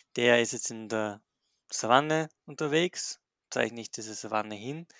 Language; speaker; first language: German; native; German